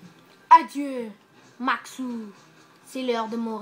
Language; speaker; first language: French; native; French